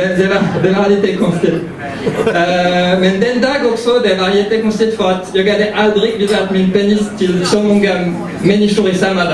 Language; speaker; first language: Swedish; early bilingual, heritage; French